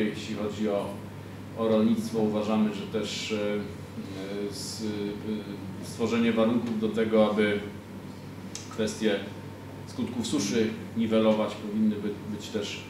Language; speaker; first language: Polish; native; Polish